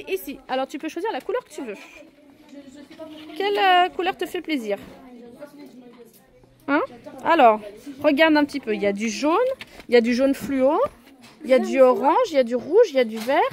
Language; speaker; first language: French; native; French